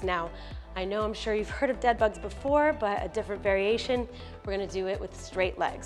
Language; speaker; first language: English; native; English